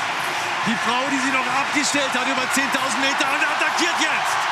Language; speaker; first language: German; native; German